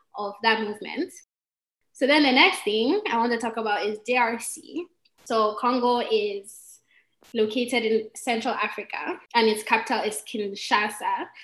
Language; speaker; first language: English; non-native, local second language; Igbo